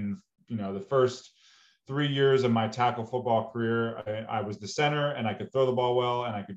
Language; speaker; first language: English; native; English